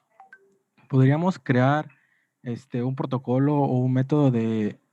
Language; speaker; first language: Spanish; native; Spanish